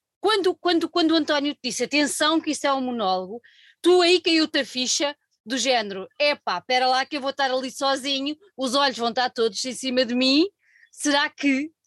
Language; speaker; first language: Portuguese; native; Portuguese